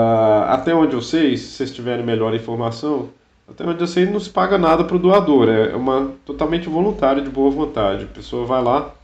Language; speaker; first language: Portuguese; native; Portuguese